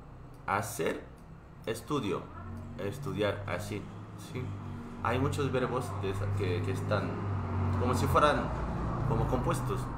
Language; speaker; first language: Spanish; non-native, fluent; Korean